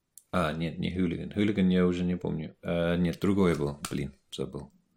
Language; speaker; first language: Russian; non-native, fluent; English